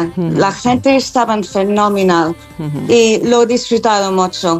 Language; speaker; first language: Spanish; non-native, fluent; English